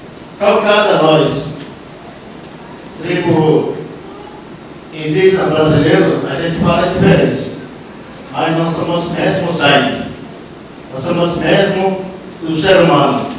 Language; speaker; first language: Portuguese; non-native, local second language; Yanomámi